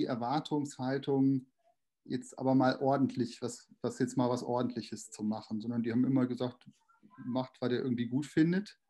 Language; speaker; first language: German; native; German